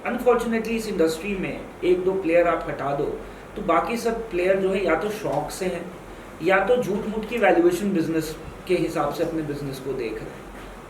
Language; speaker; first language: Hindi; native; Hindi